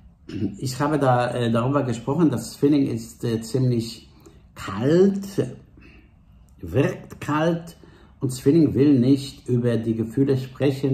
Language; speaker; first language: German; non-native, fluent; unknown